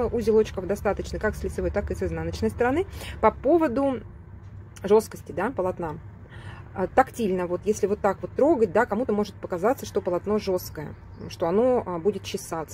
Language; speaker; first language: Russian; native; Russian